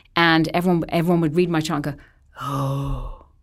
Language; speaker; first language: English; native; English